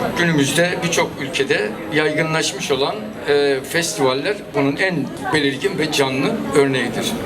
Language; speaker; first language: Turkish; native; Turkish